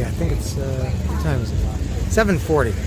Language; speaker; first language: English; native; English